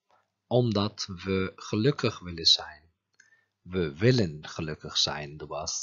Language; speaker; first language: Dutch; non-native, fluent; Turkish